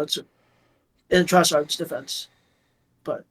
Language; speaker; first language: English; native; English